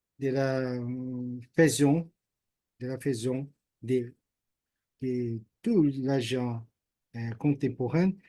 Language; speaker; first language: French; non-native, learner; Portuguese